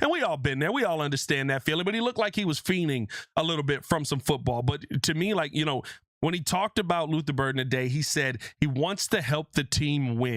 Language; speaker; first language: English; native; English